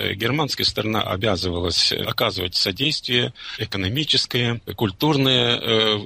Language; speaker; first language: Russian; non-native, local second language; German